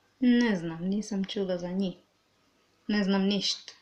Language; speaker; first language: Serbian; non-native, learner; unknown